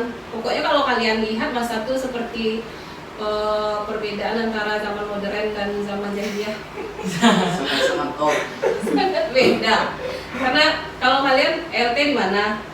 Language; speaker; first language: Indonesian; non-native, local second language; Minangkabau